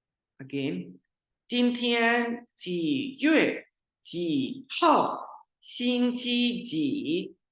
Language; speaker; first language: Chinese; non-native, learner; Urdu